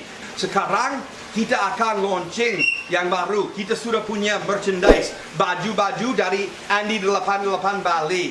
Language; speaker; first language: Indonesian; non-native, fluent; Spanish